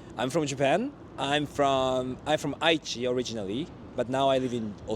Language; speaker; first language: English; non-native, fluent; Japanese